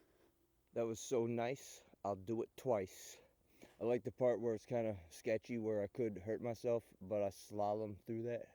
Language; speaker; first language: English; native; English